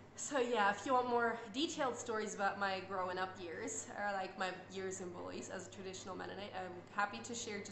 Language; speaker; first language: English; early bilingual, other home language; Plautdietsch